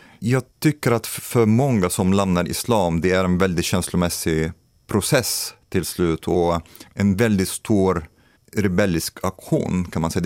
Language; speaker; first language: Swedish; non-native, fluent; Arabic